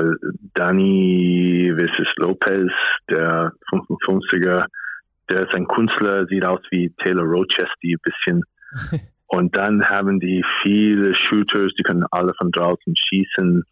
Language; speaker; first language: German; non-native, fluent; English